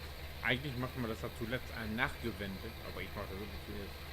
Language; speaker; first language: German; native; German